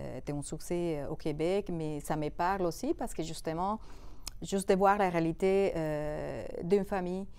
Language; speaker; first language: French; non-native, fluent; Spanish